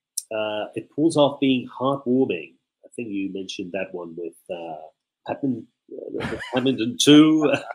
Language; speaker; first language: English; non-native, fluent; Spanish